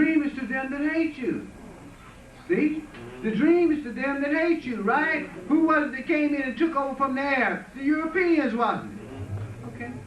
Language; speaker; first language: English; native; English